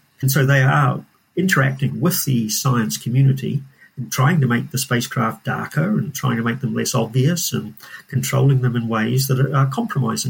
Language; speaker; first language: English; native; English